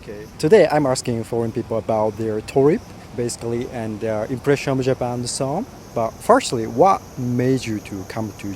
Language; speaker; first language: English; non-native, learner; Japanese